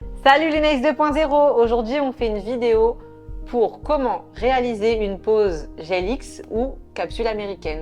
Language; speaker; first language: French; native; French